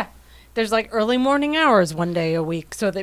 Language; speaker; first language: English; native; English